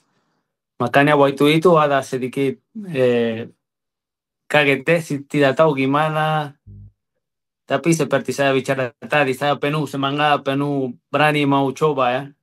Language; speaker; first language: Indonesian; non-native, fluent; Spanish